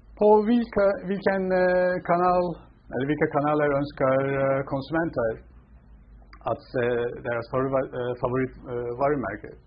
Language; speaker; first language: Swedish; non-native, fluent; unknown